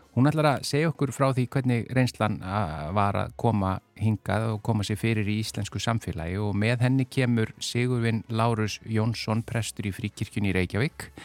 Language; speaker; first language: Icelandic; native; Icelandic